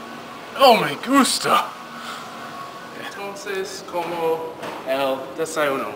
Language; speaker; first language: Spanish; non-native, learner; English